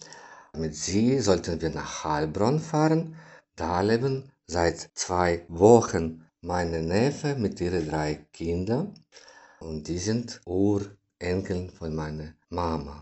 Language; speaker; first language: German; non-native, learner; Ukrainian